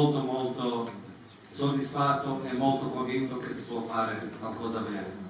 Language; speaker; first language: Italian; non-native, fluent; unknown